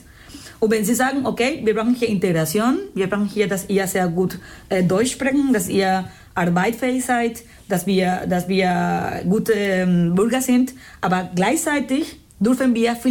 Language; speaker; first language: German; non-native, fluent; Spanish